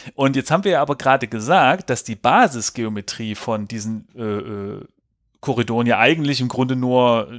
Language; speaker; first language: German; native; German